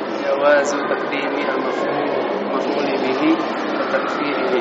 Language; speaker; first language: Arabic; non-native, learner; Indonesian